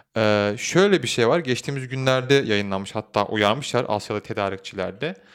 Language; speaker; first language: Turkish; native; Turkish